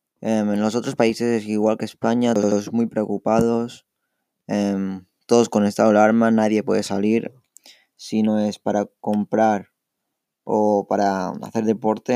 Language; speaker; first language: Spanish; early bilingual, other home language; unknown